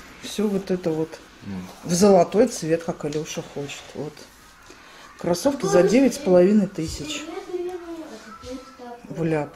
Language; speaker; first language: Russian; native; Russian